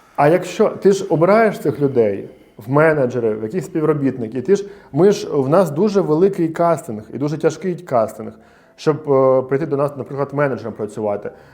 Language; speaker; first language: Ukrainian; native; Ukrainian